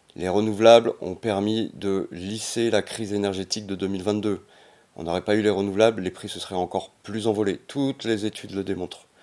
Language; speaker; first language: French; native; French